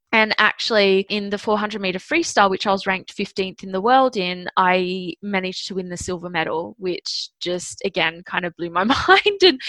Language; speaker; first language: English; native; English